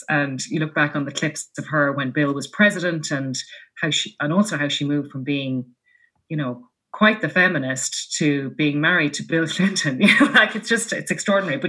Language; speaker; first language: English; native; English